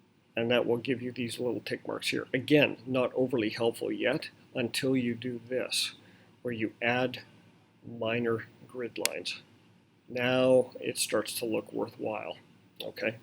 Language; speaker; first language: English; native; English